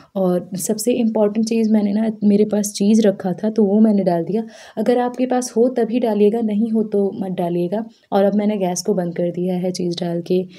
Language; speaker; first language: Hindi; native; Hindi